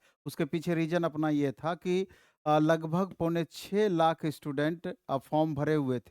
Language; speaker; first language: Hindi; native; Hindi